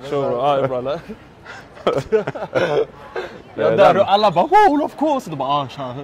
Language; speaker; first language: Swedish; native; Swedish